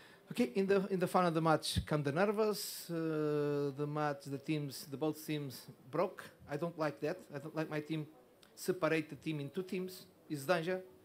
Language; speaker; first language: English; non-native, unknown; Portuguese